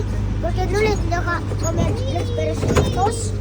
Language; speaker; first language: Spanish; early bilingual, other home language; Filipino